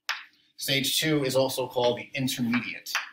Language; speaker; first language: English; native; English